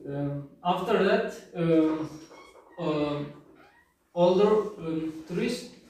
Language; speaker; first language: English; non-native, learner; Turkish